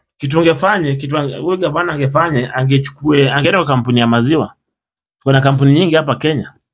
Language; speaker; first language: Swahili; native; Swahili